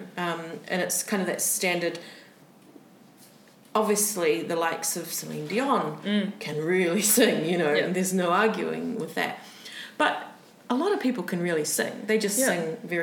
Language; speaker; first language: English; native; English